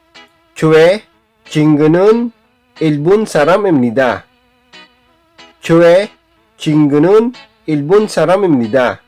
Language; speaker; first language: Korean; non-native, learner; Filipino